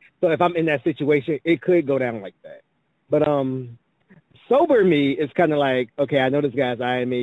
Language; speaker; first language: English; native; English